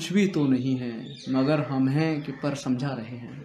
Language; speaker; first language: Hindi; native; Hindi